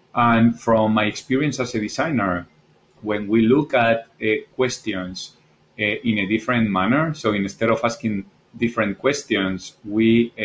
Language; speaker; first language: English; non-native, fluent; Spanish